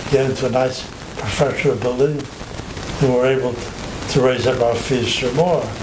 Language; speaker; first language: English; native; English